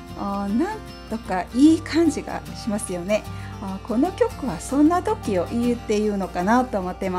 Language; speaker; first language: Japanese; non-native, fluent; Korean